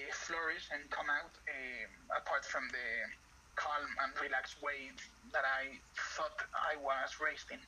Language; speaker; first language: English; non-native, fluent; Spanish